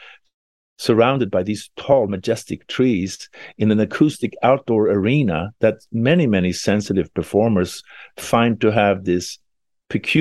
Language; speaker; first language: English; non-native, fluent; Swedish